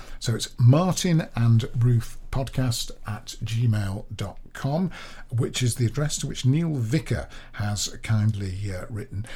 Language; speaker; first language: English; native; English